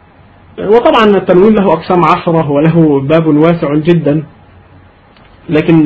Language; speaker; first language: Arabic; native; Arabic